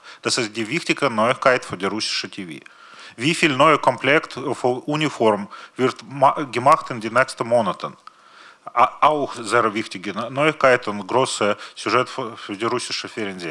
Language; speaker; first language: German; non-native, learner; Russian